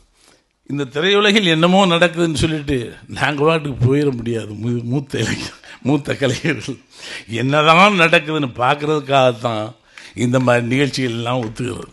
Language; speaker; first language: Tamil; native; Tamil